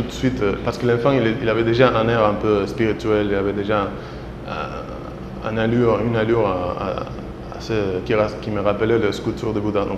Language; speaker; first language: French; non-native, fluent; Spanish